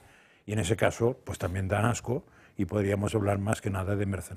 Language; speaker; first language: Spanish; native; Spanish